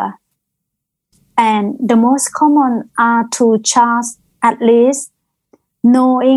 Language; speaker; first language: English; non-native, learner; Thai